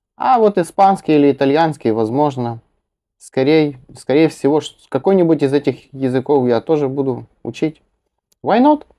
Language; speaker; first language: Russian; native; Russian